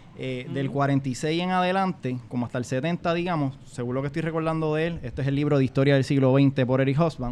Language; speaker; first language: Spanish; native; Spanish